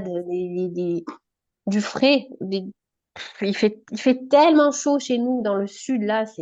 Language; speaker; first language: French; native; French